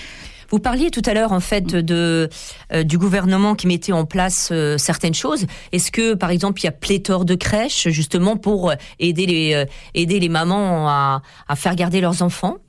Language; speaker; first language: French; native; French